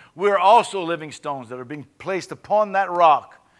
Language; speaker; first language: English; native; English